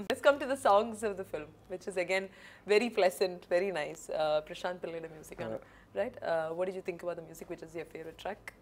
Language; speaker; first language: English; non-native, local second language; Malayalam